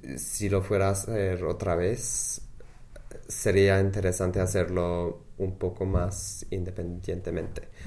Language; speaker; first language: Spanish; non-native, fluent; English